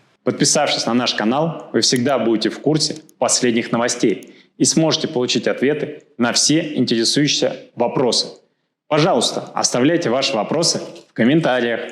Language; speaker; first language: Russian; native; Russian